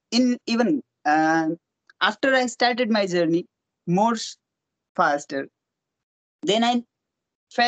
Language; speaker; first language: English; non-native, local second language; Hindi